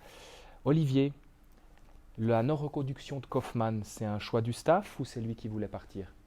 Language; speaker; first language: French; native; French